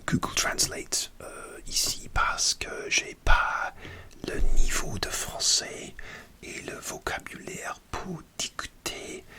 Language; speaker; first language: French; non-native, learner; English